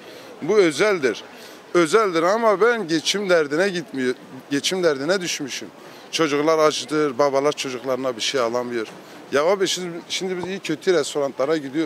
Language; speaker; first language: Turkish; native; Turkish